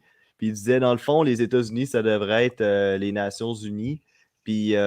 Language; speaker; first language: French; native; French